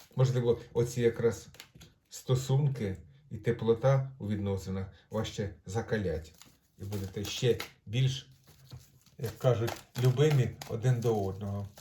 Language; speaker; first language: Ukrainian; non-native, local second language; Russian